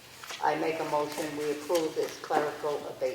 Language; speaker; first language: English; native; English